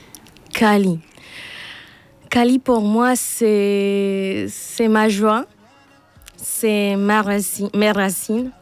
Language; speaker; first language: French; non-native, learner; Spanish